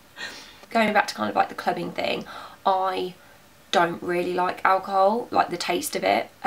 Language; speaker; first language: English; native; English